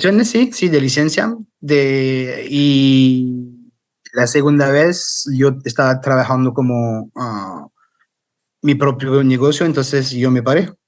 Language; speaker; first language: Spanish; non-native, fluent; French